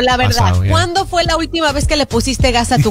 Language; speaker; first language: Spanish; native; Spanish